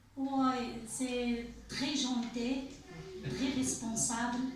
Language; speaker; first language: French; non-native, learner; Arabic